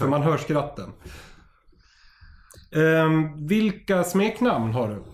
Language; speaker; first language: Swedish; native; Swedish